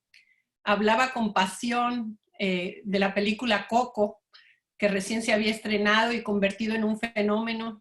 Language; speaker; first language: Spanish; native; Spanish